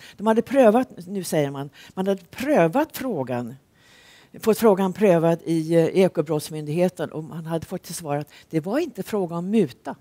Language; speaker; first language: Swedish; native; Swedish